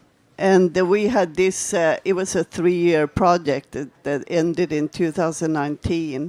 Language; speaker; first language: English; non-native, fluent; Swedish